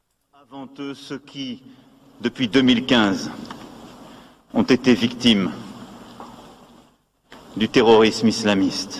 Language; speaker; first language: French; native; French